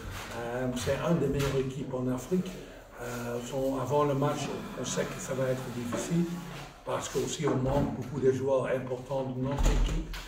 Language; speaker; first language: French; non-native, fluent; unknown